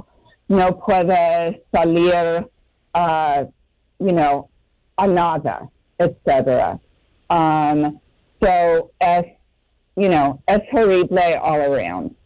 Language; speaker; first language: Spanish; non-native, learner; English